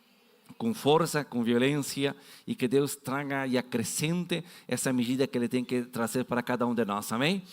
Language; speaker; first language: Portuguese; non-native, fluent; Spanish